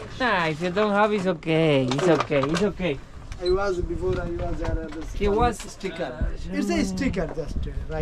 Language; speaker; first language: English; non-native, learner; Spanish